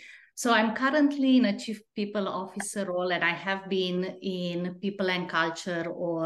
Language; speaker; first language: English; non-native, fluent; Romanian